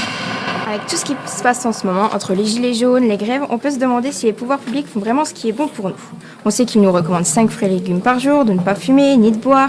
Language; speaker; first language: French; native; French